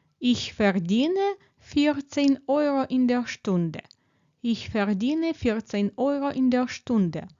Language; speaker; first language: German; non-native, fluent; Ukrainian